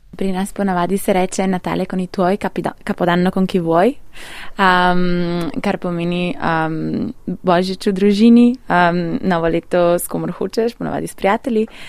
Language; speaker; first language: Slovenian; non-native, fluent; Italian